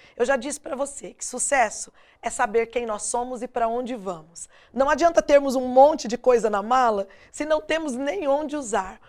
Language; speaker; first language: Portuguese; native; Portuguese